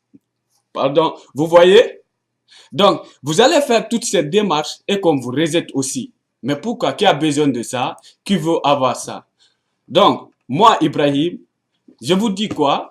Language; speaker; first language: French; non-native, local second language; Arabic